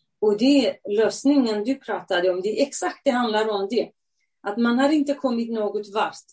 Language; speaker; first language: Swedish; non-native, fluent; Central Kurdish